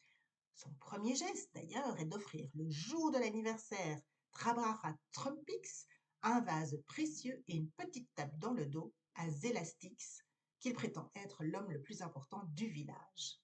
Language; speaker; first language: French; native; French